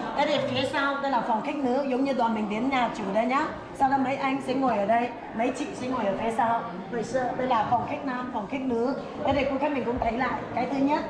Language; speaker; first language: Vietnamese; non-native, fluent; Chinese